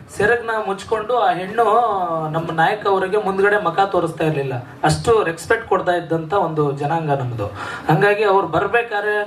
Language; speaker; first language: Kannada; non-native, local second language; Lambadi